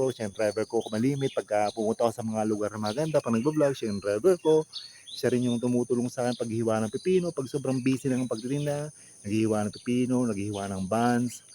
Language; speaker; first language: Filipino; native; Filipino